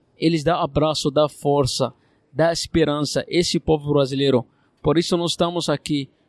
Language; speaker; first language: Portuguese; non-native, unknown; Arabic